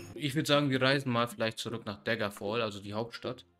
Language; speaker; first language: German; native; German